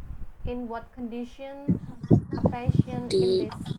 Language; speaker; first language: English; non-native, fluent; Indonesian